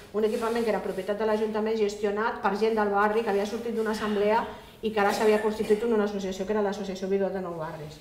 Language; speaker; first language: Catalan; non-native, local second language; Spanish